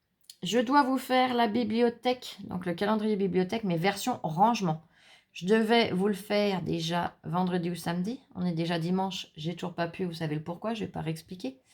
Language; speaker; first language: French; native; French